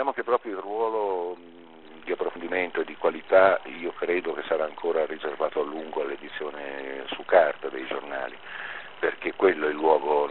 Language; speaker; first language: Italian; native; Italian